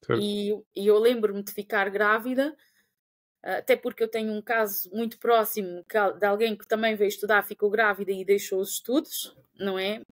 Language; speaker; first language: Portuguese; non-native, local second language; Kabuverdianu